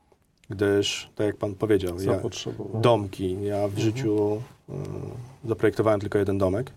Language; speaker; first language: Polish; native; Polish